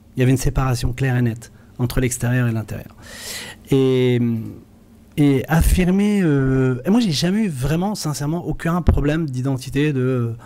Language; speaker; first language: French; early bilingual, other home language; Arabic